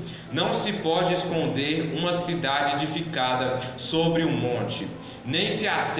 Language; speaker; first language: Portuguese; native; Portuguese